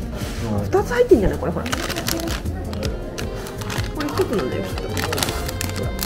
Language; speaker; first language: Japanese; native; Japanese